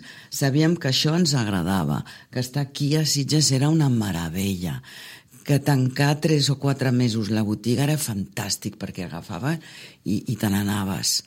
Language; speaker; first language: Catalan; non-native, fluent; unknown